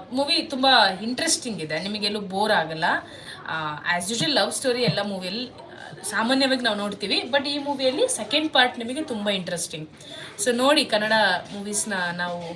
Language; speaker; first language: Kannada; native; Kannada